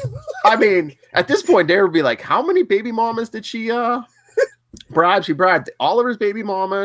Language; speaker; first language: English; native; English